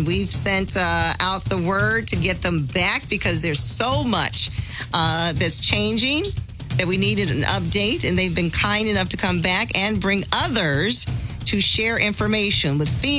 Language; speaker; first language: English; native; English